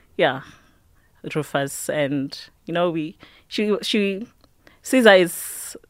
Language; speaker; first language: English; non-native, local second language; Tswana